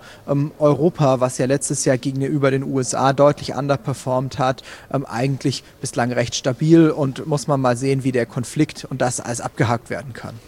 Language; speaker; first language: German; native; German